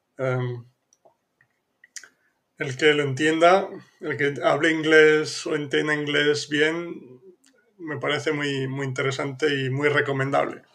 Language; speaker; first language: Spanish; native; Spanish